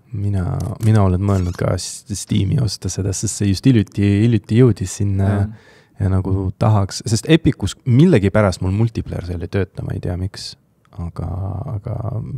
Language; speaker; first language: Estonian; non-native, local second language; Russian